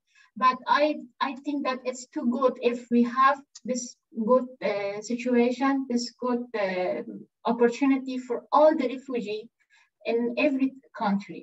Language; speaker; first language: English; non-native, learner; Persian